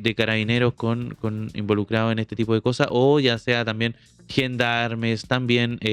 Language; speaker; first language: Spanish; native; Spanish